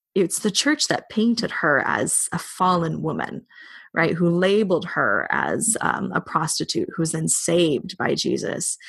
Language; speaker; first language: English; native; English